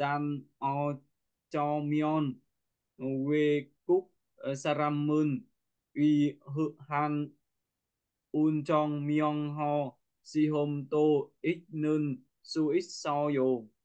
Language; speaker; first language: Korean; non-native, learner; Vietnamese